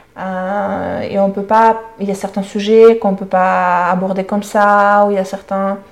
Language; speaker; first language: French; non-native, fluent; Russian